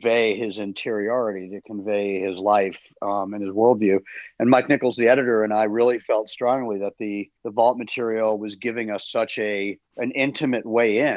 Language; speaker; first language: English; native; English